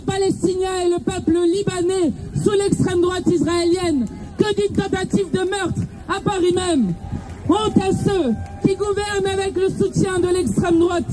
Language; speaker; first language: French; native; French